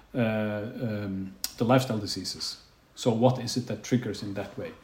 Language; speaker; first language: English; non-native, fluent; Faroese